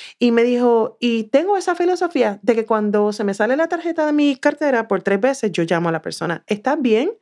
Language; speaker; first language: Spanish; native; Spanish